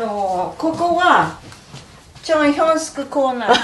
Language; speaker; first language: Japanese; non-native, fluent; Korean